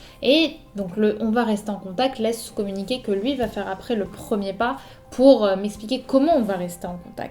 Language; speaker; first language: French; native; French